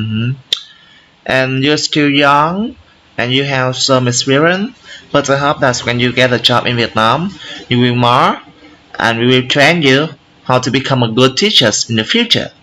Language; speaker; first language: English; non-native, learner; Vietnamese